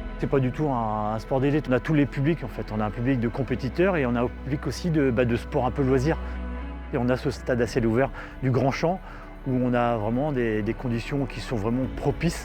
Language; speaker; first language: French; native; French